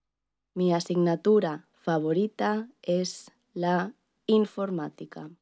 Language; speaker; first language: Spanish; non-native, learner; English